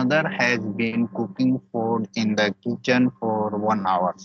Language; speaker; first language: English; non-native, learner; Hindi